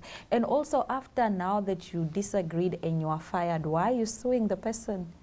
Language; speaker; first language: English; native; English